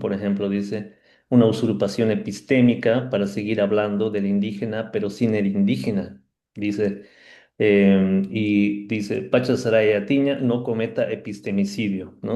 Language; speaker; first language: Spanish; native; Spanish